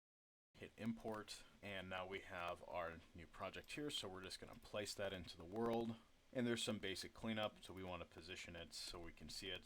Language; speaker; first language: English; native; English